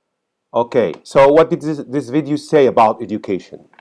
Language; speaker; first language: English; non-native, fluent; Arabic